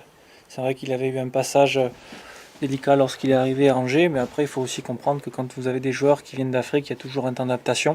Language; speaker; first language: French; native; French